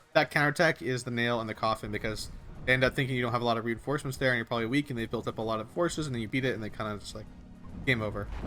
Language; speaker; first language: English; native; English